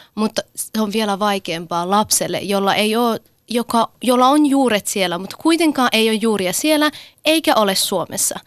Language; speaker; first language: Finnish; early bilingual, other home language; Persian